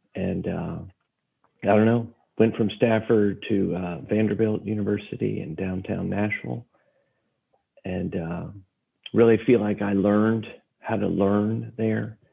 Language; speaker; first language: English; native; English